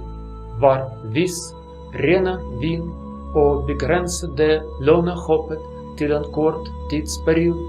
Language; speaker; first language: Swedish; non-native, learner; Russian